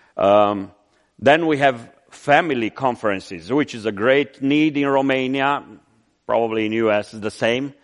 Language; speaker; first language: English; non-native, fluent; Romanian